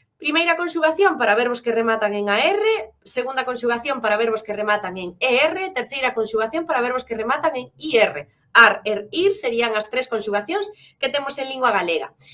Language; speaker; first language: Galician; native; Galician